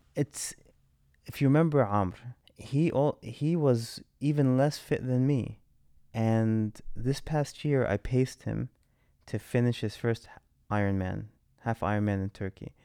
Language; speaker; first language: English; native; English